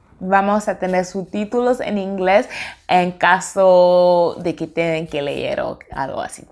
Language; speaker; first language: Spanish; non-native, fluent; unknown